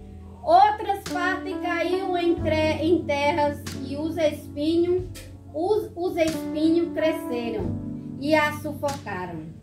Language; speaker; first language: Portuguese; native; Portuguese